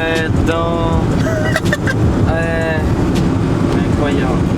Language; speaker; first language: French; native; French